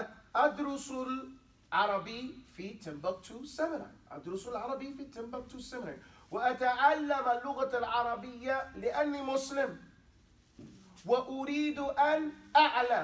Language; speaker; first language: Arabic; non-native, learner; English